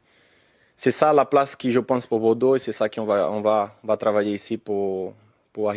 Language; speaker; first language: French; non-native, learner; Portuguese